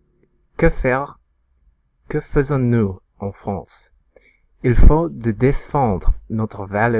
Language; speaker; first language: French; non-native, learner; English